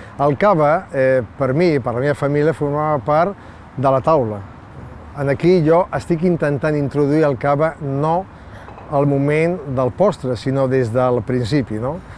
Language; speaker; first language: Catalan; native; Catalan